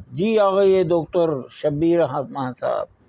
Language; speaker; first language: Persian; non-native, fluent; Urdu